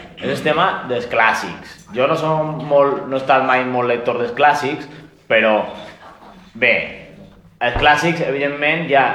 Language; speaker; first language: Catalan; native; Catalan